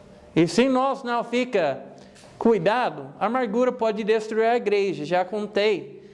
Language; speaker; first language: Portuguese; non-native, fluent; English